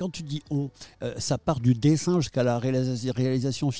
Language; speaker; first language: French; native; French